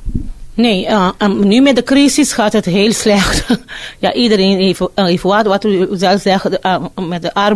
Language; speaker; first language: Dutch; non-native, fluent; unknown